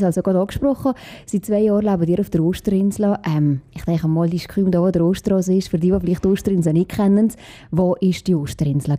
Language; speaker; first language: German; native; German